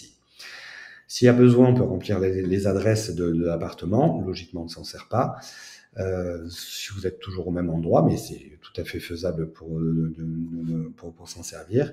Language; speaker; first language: French; native; French